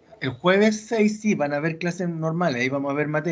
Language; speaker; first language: Spanish; native; Spanish